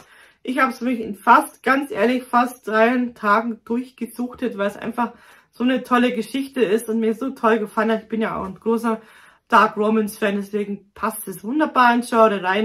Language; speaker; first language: German; native; German